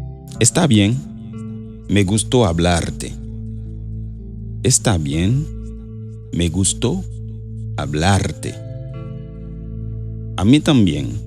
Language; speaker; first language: Spanish; non-native, fluent; Haitian Creole